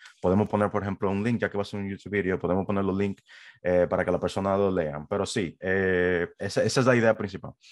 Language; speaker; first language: Spanish; native; Spanish